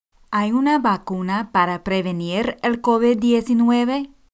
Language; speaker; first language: Spanish; non-native, fluent; English